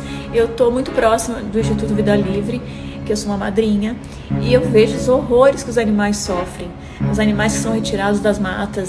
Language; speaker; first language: Portuguese; native; Portuguese